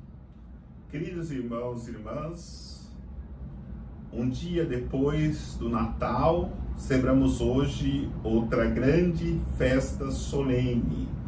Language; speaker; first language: Portuguese; native; Portuguese